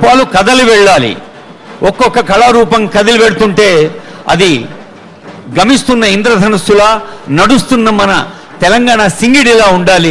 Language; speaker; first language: Telugu; native; Telugu